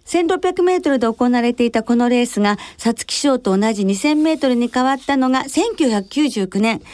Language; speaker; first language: Japanese; native; Japanese